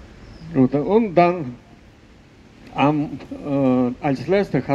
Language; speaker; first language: German; non-native, fluent; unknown